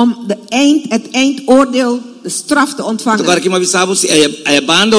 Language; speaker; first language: Dutch; non-native, fluent; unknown